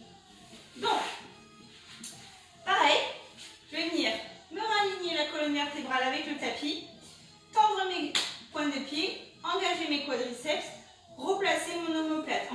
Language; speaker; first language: French; native; French